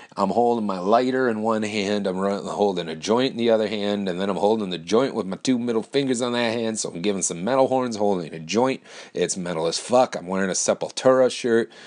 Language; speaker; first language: English; native; English